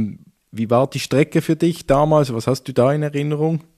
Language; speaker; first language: German; native; German